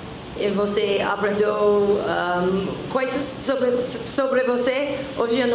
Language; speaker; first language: Portuguese; non-native, learner; English